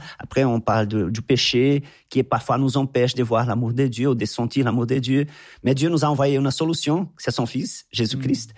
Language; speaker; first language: French; non-native, fluent; Portuguese